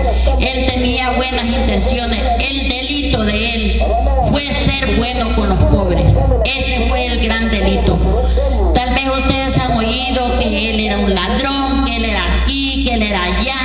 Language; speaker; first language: Spanish; native; Spanish